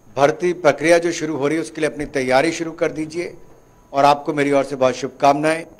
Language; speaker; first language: Hindi; native; Hindi